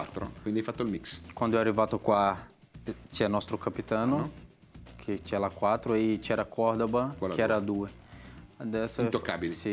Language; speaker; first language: Italian; non-native, learner; Portuguese